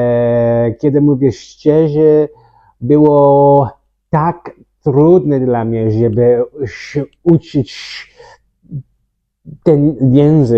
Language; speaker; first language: Polish; non-native, learner; English